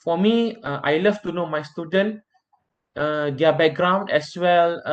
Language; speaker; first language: English; non-native, local second language; Malay